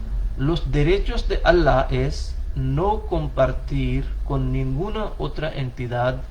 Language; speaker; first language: Spanish; non-native, fluent; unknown